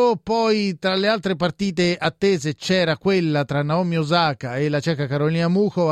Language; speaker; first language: Italian; native; Italian